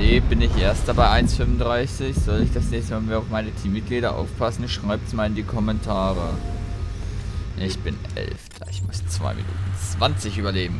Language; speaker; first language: German; native; German